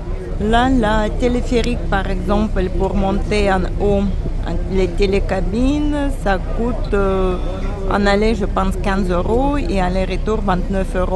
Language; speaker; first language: French; non-native, fluent; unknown